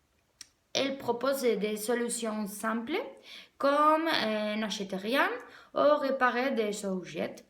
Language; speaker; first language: French; non-native, learner; Spanish